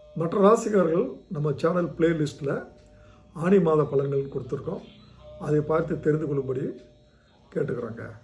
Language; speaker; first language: Tamil; native; Tamil